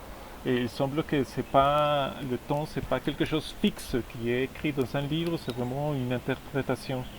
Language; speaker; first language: French; non-native, fluent; Spanish